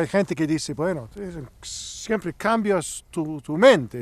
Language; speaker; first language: Spanish; non-native, learner; English